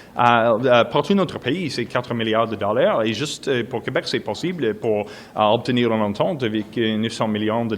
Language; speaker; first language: French; non-native, local second language; English